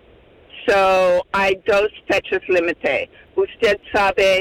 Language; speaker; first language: Spanish; non-native, fluent; English